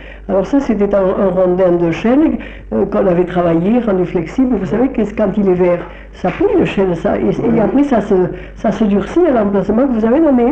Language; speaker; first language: French; native; French